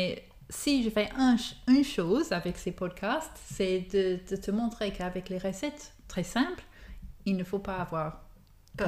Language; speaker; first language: French; non-native, fluent; English